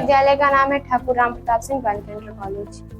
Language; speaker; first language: Hindi; native; Hindi